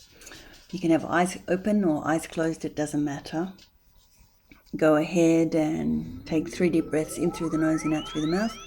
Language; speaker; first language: English; native; English